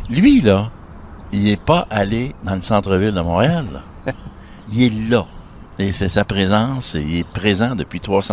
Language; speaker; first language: French; native; French